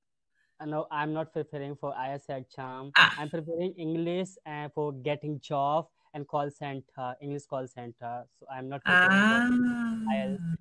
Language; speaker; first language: English; non-native, learner; Hindi